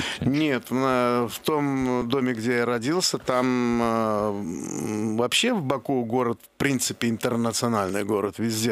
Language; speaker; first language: Russian; non-native, local second language; Azerbaijani